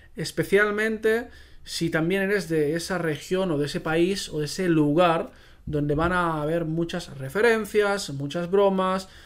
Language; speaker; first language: Spanish; non-native, local second language; Catalan